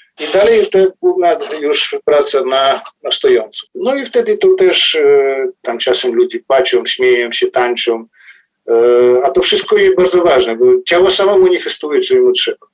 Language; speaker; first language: Polish; non-native, fluent; Ukrainian